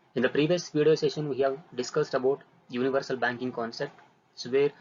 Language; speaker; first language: English; non-native, local second language; Kannada